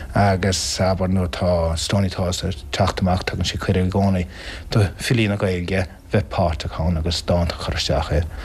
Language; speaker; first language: Irish; non-native, local second language; English